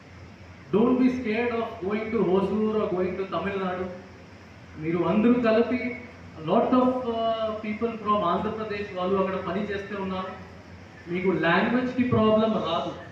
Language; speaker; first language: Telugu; non-native, fluent; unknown